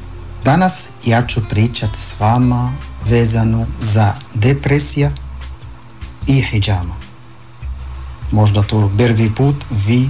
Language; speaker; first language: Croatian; non-native, fluent; Arabic